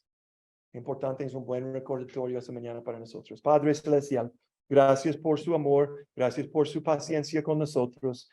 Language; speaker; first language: Spanish; non-native, learner; English